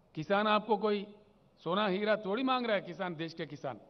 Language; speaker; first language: Hindi; non-native, local second language; Telugu